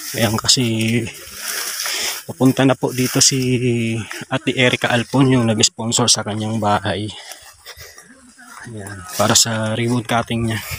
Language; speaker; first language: Filipino; native; Filipino